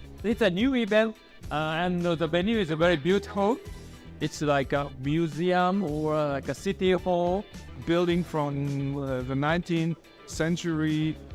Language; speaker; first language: English; non-native, fluent; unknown